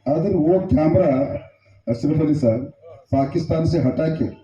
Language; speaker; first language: Hindi; non-native, local second language; Kannada